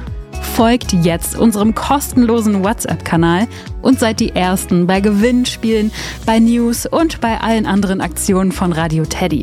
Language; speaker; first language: German; native; German